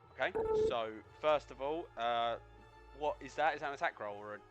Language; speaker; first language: English; native; English